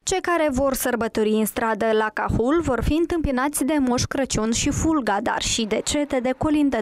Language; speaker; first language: Romanian; native; Romanian